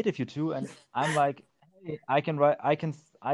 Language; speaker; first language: English; non-native, fluent; German